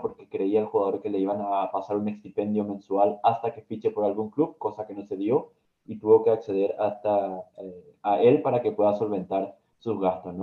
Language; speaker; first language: Spanish; native; Spanish